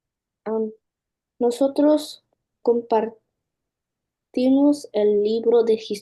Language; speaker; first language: Spanish; non-native, learner; English